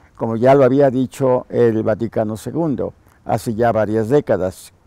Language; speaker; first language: Spanish; native; Spanish